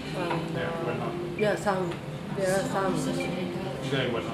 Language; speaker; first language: English; non-native, fluent; Japanese